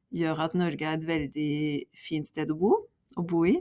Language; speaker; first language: Norwegian; non-native, fluent; French